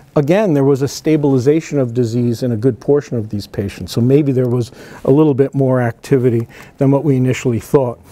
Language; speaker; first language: English; native; English